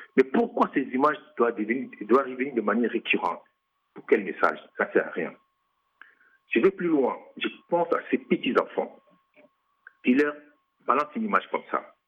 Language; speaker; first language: French; non-native, local second language; Lingala